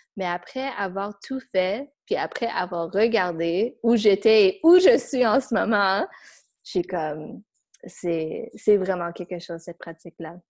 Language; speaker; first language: French; non-native, fluent; English